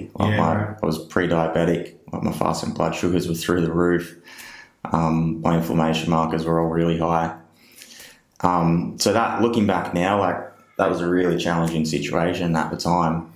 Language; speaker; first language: English; native; English